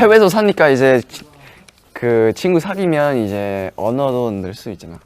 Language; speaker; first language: Korean; non-native, fluent; English